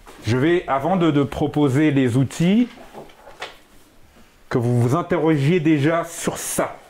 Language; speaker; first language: French; native; French